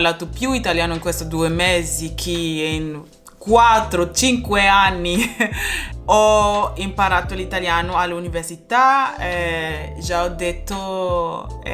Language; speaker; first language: Italian; non-native, learner; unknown